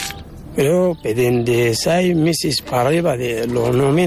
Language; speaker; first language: Spanish; non-native, learner; Arabic